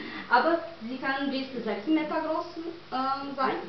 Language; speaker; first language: German; non-native, learner; Portuguese